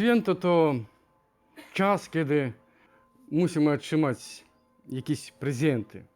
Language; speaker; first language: Polish; non-native, learner; Ukrainian